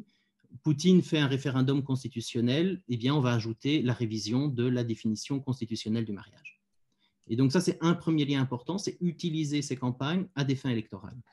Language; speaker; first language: French; native; French